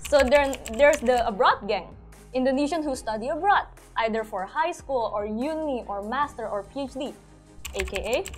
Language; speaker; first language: English; early bilingual, other home language; Indonesian